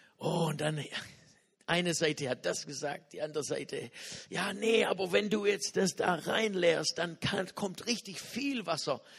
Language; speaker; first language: German; non-native, fluent; English